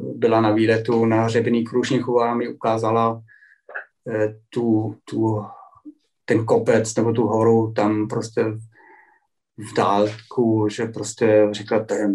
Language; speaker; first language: Czech; non-native, fluent; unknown